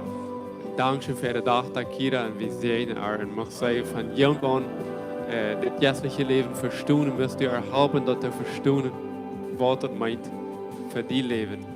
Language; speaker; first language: German; non-native, local second language; Low German